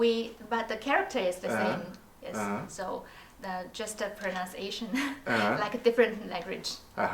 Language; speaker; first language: English; non-native, learner; Chinese